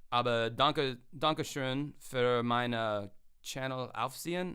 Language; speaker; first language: German; non-native, learner; English